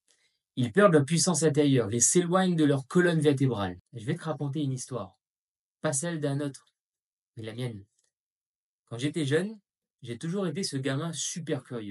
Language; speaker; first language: French; native; French